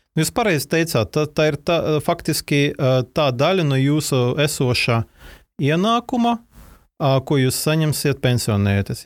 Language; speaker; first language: Latvian; non-native, local second language; Russian